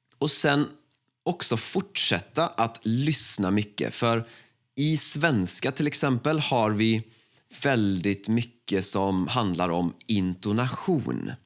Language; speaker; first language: Swedish; native; Swedish